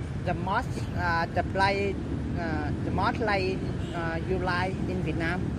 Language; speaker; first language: English; non-native, learner; Vietnamese